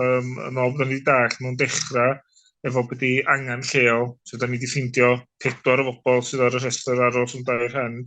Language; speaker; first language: Welsh; native; Welsh